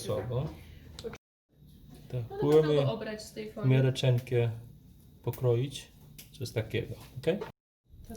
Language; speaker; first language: Polish; non-native, fluent; Vietnamese